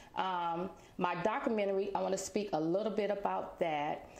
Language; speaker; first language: English; native; English